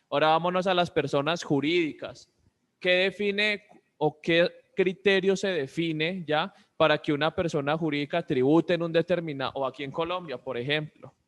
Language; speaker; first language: Spanish; native; Spanish